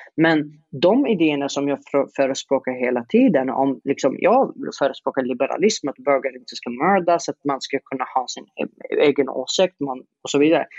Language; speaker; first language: Swedish; non-native, fluent; Arabic